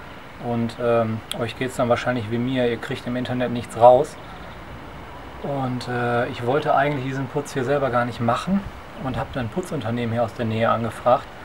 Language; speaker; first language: German; native; German